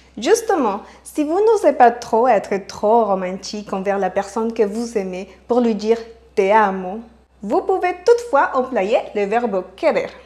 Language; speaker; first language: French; non-native, fluent; Spanish